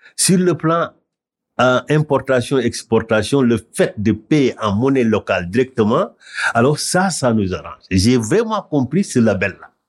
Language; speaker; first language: French; non-native, local second language; Wolof